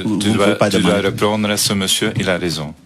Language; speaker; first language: French; non-native, fluent; Dutch